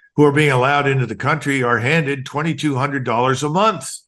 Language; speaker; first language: English; native; English